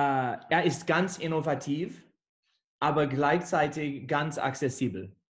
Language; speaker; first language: German; non-native, fluent; English